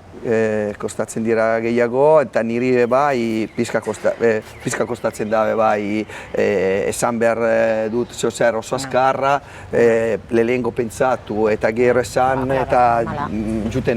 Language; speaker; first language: Basque; non-native, learner; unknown